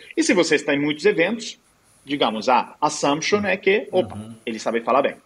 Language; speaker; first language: Portuguese; non-native, fluent; Italian